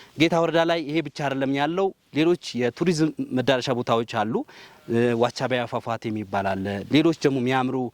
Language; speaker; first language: Amharic; non-native, local second language; Sebat Bet Gurage